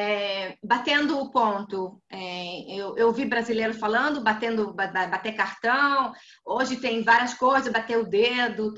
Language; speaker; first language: Portuguese; non-native, fluent; Hebrew